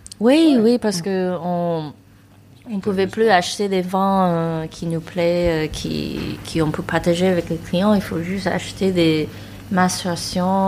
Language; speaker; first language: French; non-native, fluent; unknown